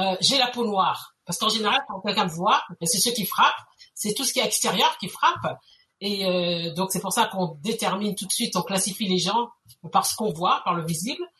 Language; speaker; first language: French; native; French